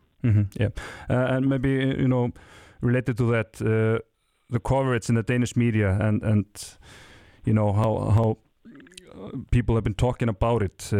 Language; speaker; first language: English; non-native, fluent; Icelandic